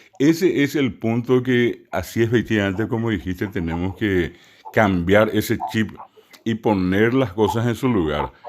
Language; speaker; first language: Spanish; non-native, local second language; Guarani